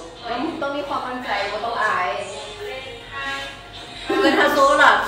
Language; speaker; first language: Chinese; non-native, learner; Lao